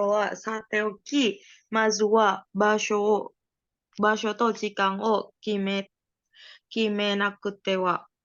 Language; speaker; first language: Japanese; non-native, learner; Indonesian